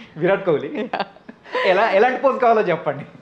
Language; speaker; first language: Telugu; native; Telugu